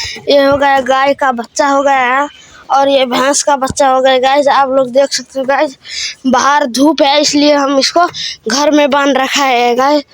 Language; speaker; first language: Hindi; non-native, local second language; Maithili